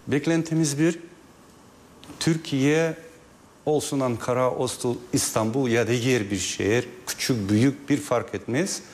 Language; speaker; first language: Turkish; non-native, fluent; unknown